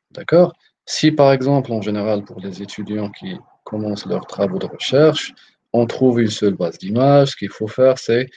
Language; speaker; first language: French; non-native, local second language; Arabic